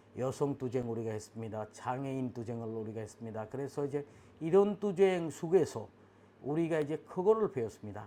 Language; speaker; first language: Korean; non-native, learner; Bangla